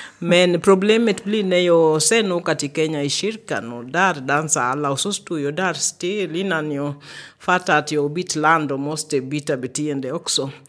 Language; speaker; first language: Swedish; non-native, fluent; Swahili